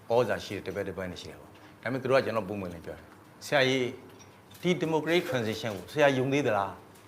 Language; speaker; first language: Burmese; non-native, local second language; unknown